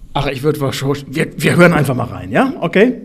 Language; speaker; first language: German; native; German